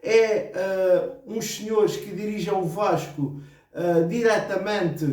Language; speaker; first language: Portuguese; native; Portuguese